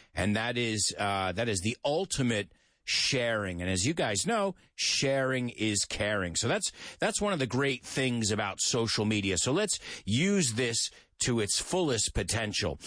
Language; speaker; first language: English; native; English